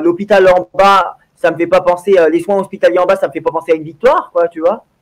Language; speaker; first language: French; native; French